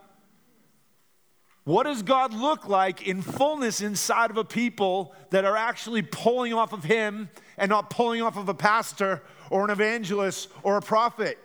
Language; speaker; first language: English; native; English